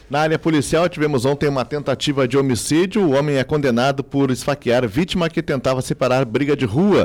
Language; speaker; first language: Portuguese; native; Portuguese